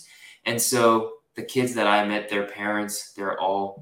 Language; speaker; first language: English; early bilingual, other home language; Japanese